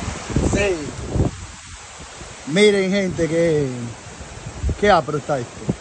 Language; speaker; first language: Spanish; native; Spanish